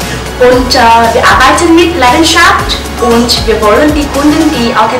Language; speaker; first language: German; non-native, fluent; Vietnamese